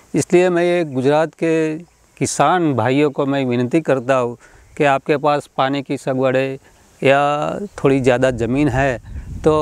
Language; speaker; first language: Hindi; non-native, local second language; Gujarati